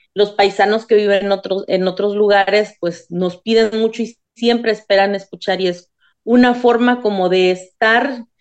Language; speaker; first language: Spanish; non-native, local second language; Zapotec